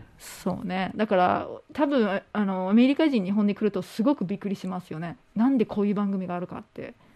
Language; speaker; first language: Japanese; non-native, fluent; English